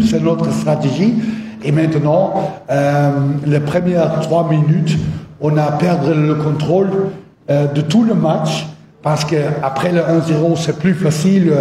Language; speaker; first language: French; non-native, fluent; Dutch